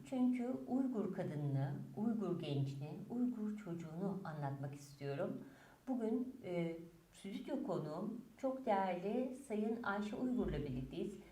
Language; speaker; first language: Turkish; native; Turkish